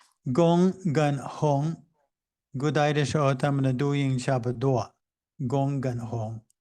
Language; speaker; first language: Chinese; non-native, fluent; English